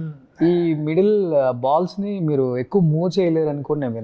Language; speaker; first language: Telugu; native; Telugu